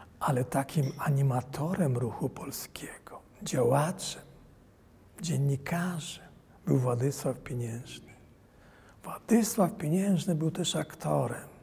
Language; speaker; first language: Polish; native; Polish